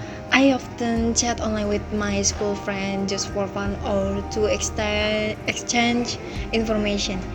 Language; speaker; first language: English; non-native, learner; Indonesian